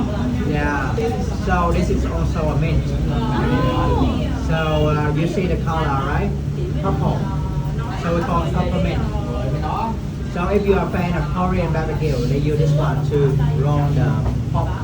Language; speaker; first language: English; non-native, fluent; Vietnamese